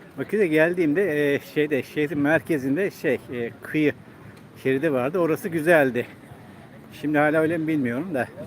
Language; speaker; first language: Turkish; native; Turkish